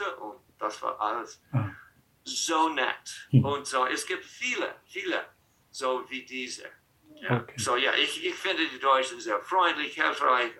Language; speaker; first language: German; non-native, fluent; English